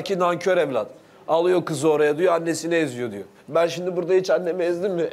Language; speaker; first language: Turkish; native; Turkish